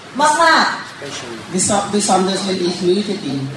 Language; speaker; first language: German; non-native, learner; Thai